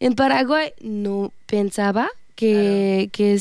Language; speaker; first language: Spanish; non-native, learner; French